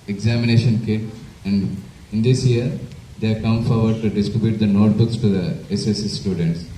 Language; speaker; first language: English; non-native, local second language; Telugu